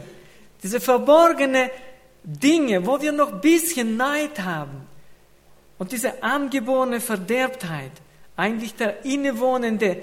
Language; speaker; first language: German; non-native, fluent; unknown